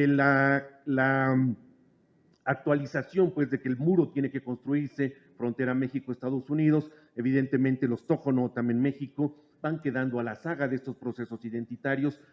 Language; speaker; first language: Spanish; native; Spanish